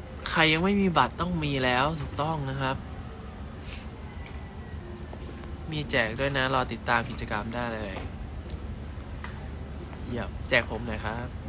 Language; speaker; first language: Thai; native; Thai